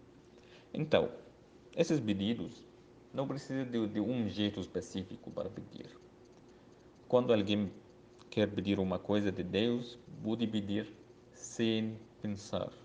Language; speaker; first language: Portuguese; non-native, learner; Arabic